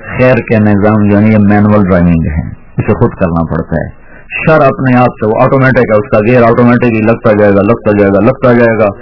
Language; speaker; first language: Urdu; non-native, local second language; Punjabi